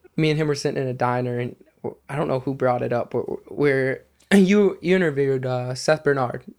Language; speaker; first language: English; native; English